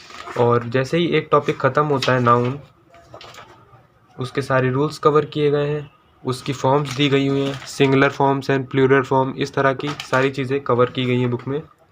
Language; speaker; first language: Hindi; native; Hindi